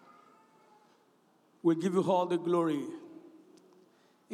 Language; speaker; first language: English; non-native, local second language; Yoruba